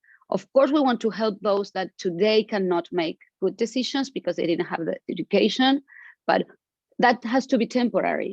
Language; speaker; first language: English; non-native, fluent; Spanish